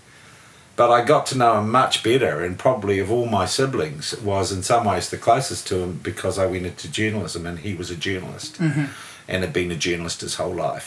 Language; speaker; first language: English; native; English